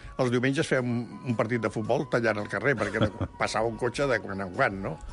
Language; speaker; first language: Catalan; native; Catalan